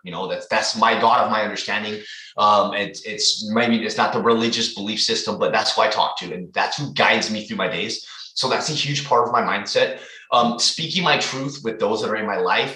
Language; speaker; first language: English; native; English